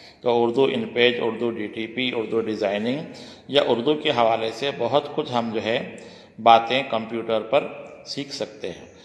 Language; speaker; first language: Urdu; native; Urdu